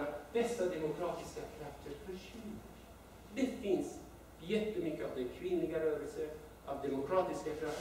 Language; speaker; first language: Swedish; non-native, fluent; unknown